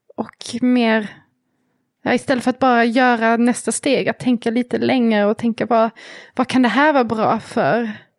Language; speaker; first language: Swedish; native; Swedish